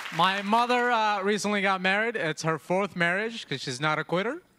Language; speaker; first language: English; early bilingual, other home language; Arabic